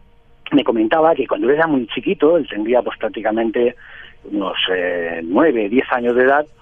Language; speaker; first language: Spanish; native; Spanish